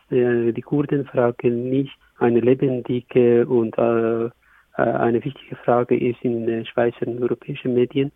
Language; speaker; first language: German; non-native, learner; Kurdish